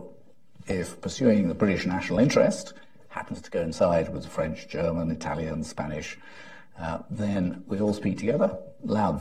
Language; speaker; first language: English; native; English